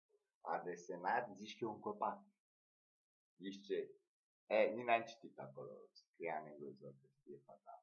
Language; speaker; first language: Romanian; native; Romanian